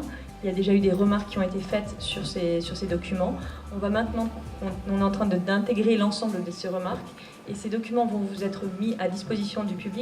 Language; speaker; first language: French; native; French